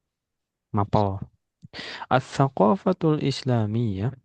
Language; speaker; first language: Arabic; non-native, fluent; Indonesian